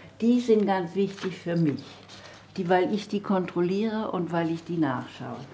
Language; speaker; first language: German; native; German